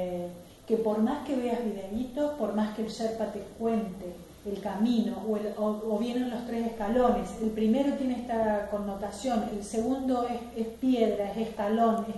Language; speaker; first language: Spanish; native; Spanish